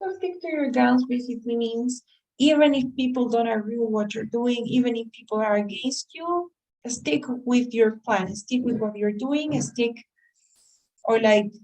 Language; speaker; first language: English; non-native, fluent; Spanish